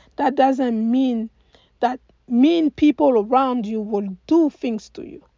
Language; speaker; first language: English; non-native, fluent; French